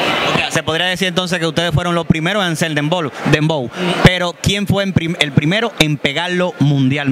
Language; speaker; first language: Spanish; native; Spanish